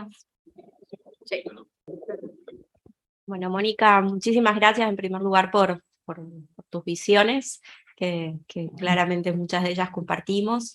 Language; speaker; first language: Spanish; native; Spanish